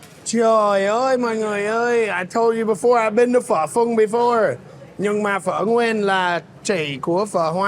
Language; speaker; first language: Vietnamese; non-native, fluent; English